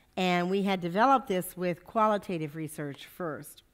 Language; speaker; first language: English; native; English